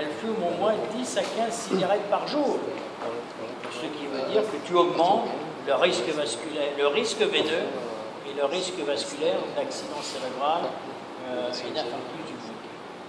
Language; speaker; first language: French; native; French